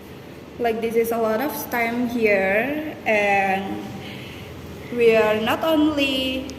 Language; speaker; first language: English; non-native, learner; Indonesian